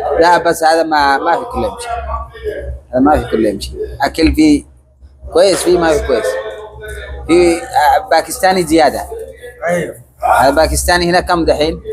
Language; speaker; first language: Arabic; non-native, learner; Bangla